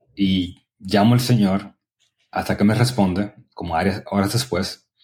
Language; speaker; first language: Spanish; early bilingual, other home language; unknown